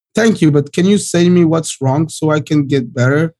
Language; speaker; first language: English; early bilingual, other home language; Portuguese